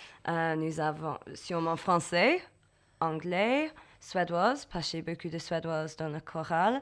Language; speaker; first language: French; non-native, learner; English